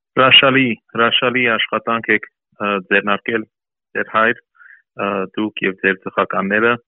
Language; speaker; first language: Armenian; early bilingual, heritage; Armenian